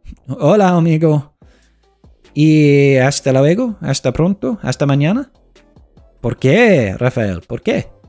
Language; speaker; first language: Spanish; non-native, learner; English